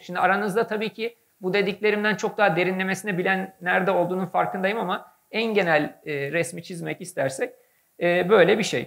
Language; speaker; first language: Turkish; native; Turkish